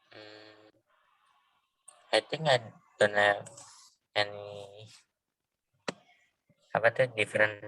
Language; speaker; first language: English; non-native, learner; Indonesian